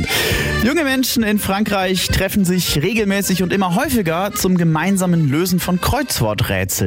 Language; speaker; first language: German; native; German